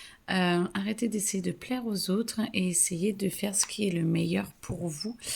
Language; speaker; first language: French; native; French